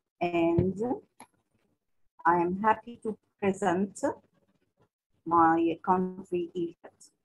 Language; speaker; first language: English; non-native, local second language; Arabic